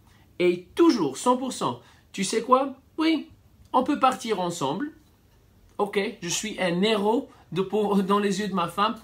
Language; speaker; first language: French; non-native, fluent; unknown